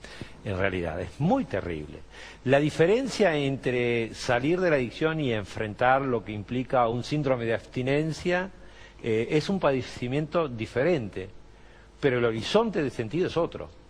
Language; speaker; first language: Spanish; native; Spanish